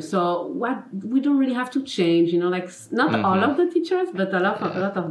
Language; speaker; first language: English; non-native, fluent; French